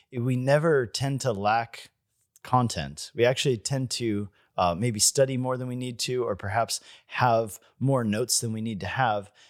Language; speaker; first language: English; native; English